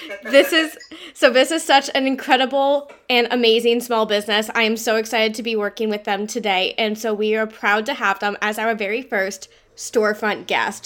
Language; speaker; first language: English; native; English